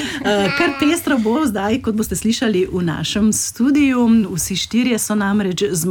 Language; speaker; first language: Slovenian; native; Slovenian